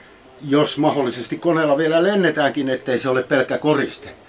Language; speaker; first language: Finnish; native; Finnish